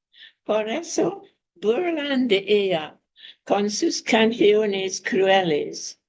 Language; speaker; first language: Spanish; non-native, fluent; English